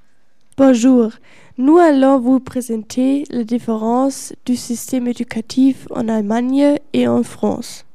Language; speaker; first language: French; non-native, learner; German